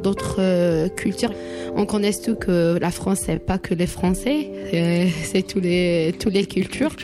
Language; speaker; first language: French; non-native, local second language; Arabic